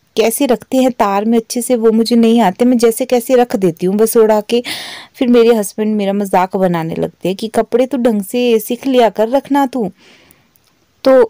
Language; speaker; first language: Hindi; native; Hindi